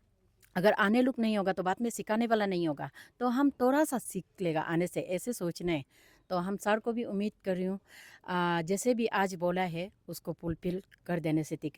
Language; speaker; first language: Hindi; non-native, local second language; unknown